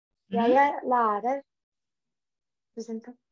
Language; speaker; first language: Norwegian; non-native, learner; Indonesian